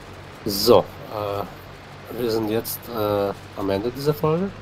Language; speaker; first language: German; non-native, fluent; Slovenian